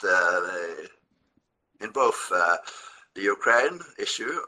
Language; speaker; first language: English; non-native, fluent; Norwegian